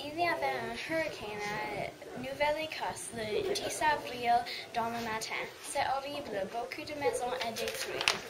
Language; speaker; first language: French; non-native, learner; English